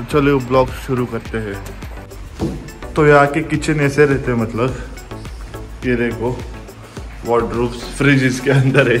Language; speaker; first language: Hindi; non-native, local second language; Marathi